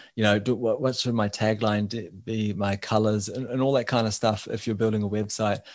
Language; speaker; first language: English; native; English